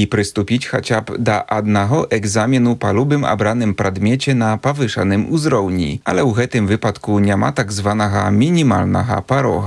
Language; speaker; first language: Polish; non-native, local second language; Belarusian